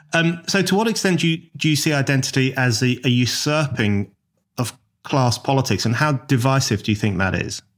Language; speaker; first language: English; native; English